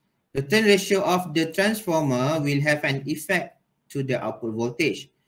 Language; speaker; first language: English; non-native, local second language; Malay